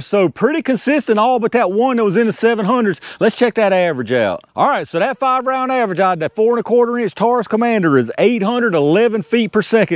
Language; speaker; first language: English; native; English